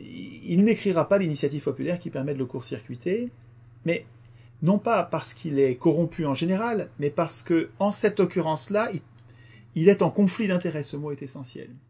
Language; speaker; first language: French; native; French